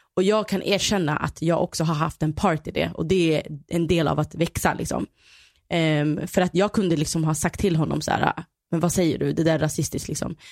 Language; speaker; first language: Swedish; early bilingual, other home language; Somali